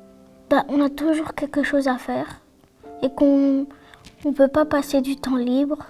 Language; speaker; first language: French; non-native, learner; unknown